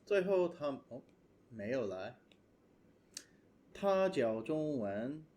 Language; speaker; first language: Chinese; non-native, learner; English